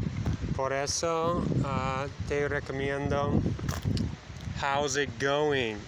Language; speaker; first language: Spanish; non-native, fluent; English